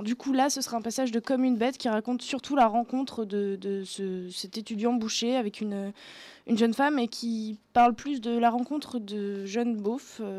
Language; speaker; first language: French; native; French